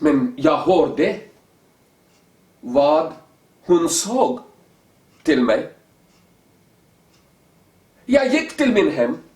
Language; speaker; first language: Swedish; non-native, learner; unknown